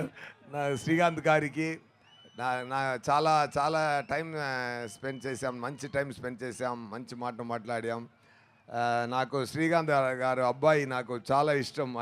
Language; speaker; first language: Telugu; non-native, fluent; Tamil